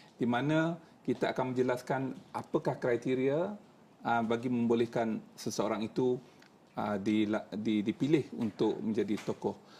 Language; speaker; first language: Malay; native; Malay